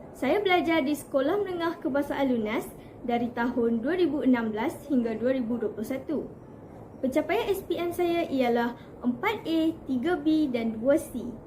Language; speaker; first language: Malay; native; Malay